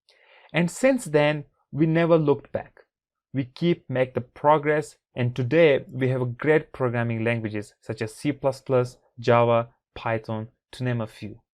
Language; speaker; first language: English; non-native, fluent; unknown